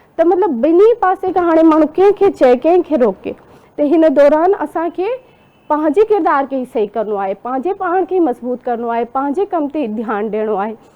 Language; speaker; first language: Sindhi; non-native, local second language; Urdu